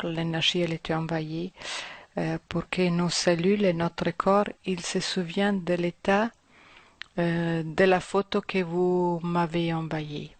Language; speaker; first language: French; non-native, fluent; German